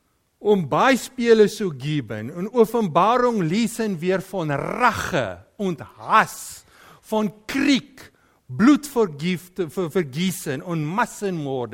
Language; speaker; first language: German; non-native, fluent; Dutch